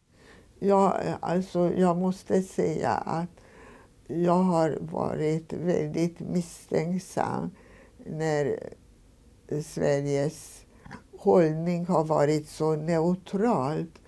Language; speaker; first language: Swedish; non-native, fluent; Hungarian